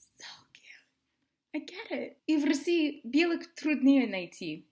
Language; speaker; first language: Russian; non-native, learner; English